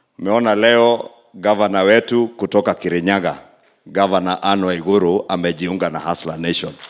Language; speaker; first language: Swahili; non-native, local second language; Kikuyu